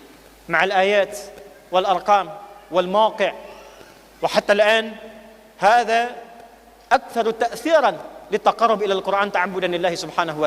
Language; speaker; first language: Arabic; non-native, fluent; Indonesian